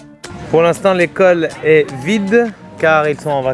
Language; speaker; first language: French; native; French